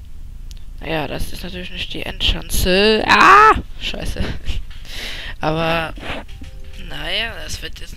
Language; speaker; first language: German; native; German